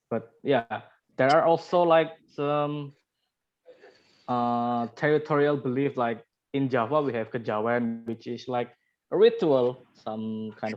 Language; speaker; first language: English; non-native, learner; Indonesian